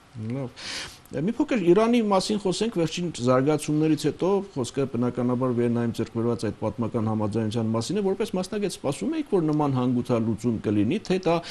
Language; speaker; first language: Armenian; native; Armenian